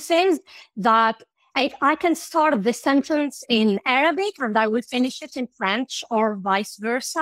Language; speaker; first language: English; non-native, fluent; Arabic